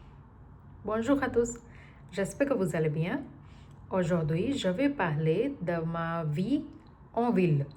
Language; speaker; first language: French; non-native, learner; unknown